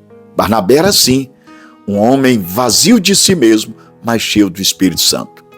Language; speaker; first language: Portuguese; native; Portuguese